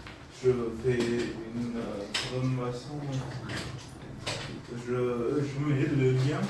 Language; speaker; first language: French; non-native, learner; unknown